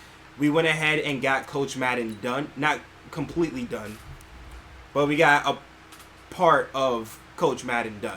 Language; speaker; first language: English; native; English